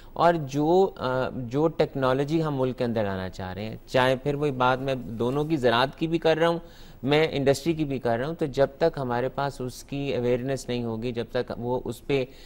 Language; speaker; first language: Urdu; native; Urdu